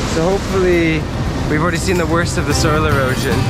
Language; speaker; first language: English; native; English